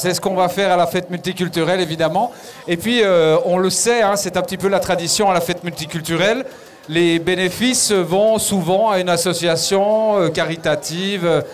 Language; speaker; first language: French; native; French